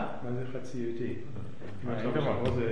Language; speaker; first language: Hebrew; non-native, learner; English